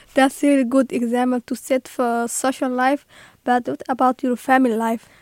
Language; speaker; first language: English; non-native, learner; Somali